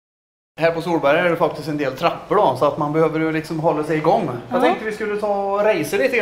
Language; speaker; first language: Swedish; native; Swedish